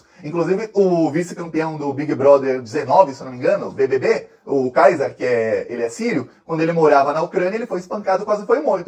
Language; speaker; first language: Portuguese; native; Portuguese